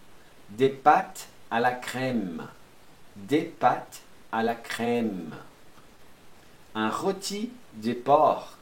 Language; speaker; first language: French; non-native, fluent; Portuguese